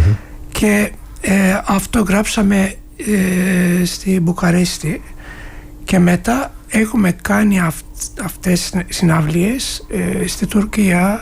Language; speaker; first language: Greek; non-native, learner; Turkish